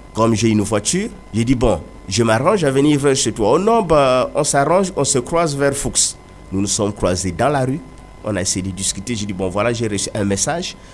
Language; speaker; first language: French; non-native, local second language; Kongo